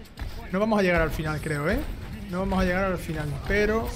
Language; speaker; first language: Spanish; native; Spanish